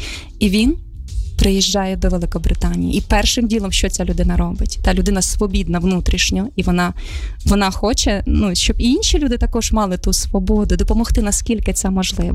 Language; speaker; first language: Ukrainian; native; Ukrainian